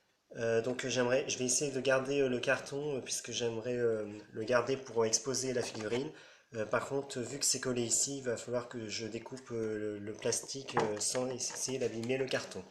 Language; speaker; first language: French; native; French